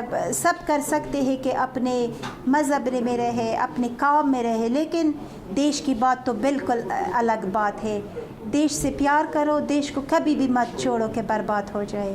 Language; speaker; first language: Hindi; non-native, fluent; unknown